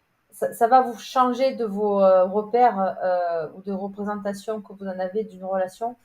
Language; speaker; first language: French; native; French